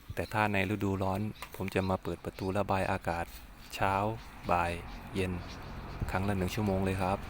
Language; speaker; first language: Thai; non-native, local second language; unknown